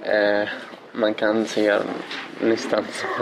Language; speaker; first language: Swedish; non-native, learner; Arabic